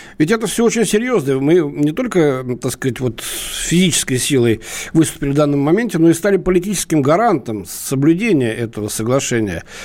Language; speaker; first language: Russian; native; Russian